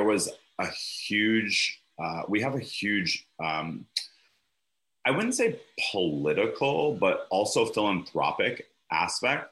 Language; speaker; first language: English; native; English